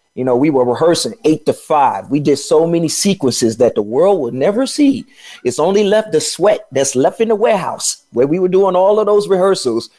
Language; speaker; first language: English; native; English